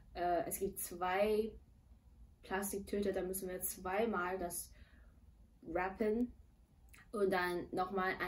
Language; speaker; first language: German; non-native, fluent; Chinese